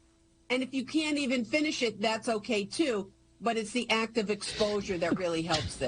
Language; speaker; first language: English; native; English